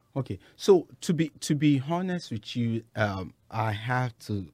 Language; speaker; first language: English; non-native, local second language; Yoruba